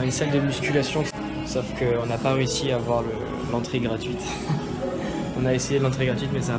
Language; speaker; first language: French; native; French